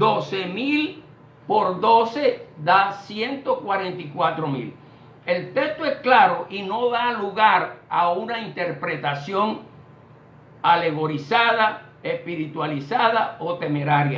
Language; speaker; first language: Spanish; native; Spanish